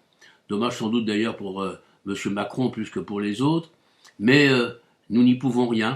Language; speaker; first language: French; native; French